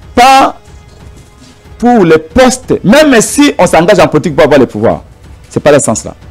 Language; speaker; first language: French; non-native, local second language; Lingala